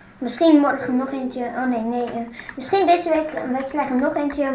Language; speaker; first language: Dutch; non-native, learner; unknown